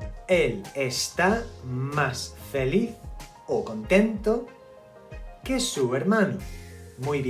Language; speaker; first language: Spanish; non-native, fluent; English